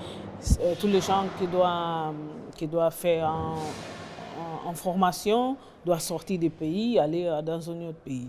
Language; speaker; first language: French; non-native, learner; Portuguese